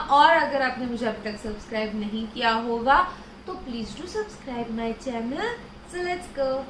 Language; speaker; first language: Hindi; non-native, local second language; Marathi